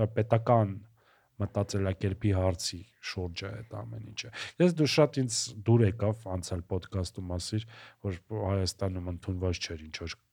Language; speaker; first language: Armenian; native; Armenian